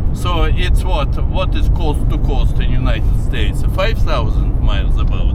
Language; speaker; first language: English; non-native, learner; Russian